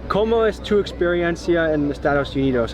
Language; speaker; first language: Spanish; non-native, learner; English